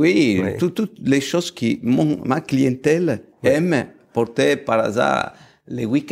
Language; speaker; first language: French; non-native, fluent; Italian